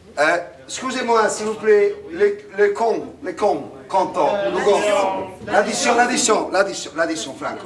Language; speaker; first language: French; non-native, learner; Italian